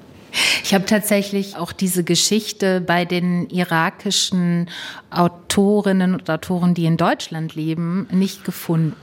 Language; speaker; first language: German; native; German